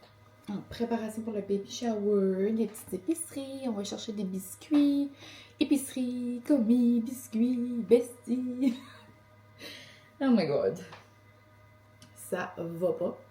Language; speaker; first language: French; native; French